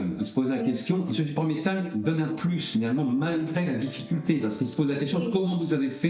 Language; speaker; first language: French; native; French